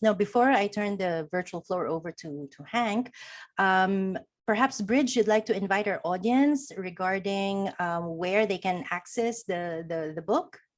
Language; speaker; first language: English; non-native, local second language; Filipino